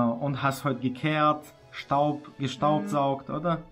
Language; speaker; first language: German; native; German